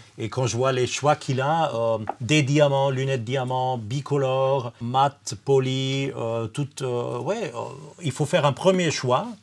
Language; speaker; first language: French; non-native, fluent; German